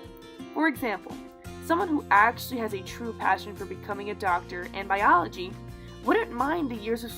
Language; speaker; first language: English; native; English